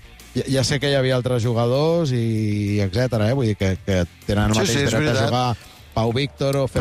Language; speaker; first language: Catalan; native; Catalan